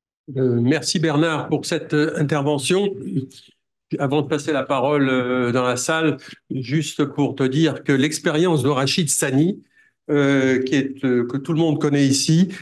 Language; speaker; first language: French; native; French